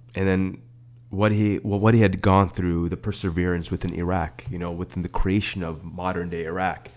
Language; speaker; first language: English; native; English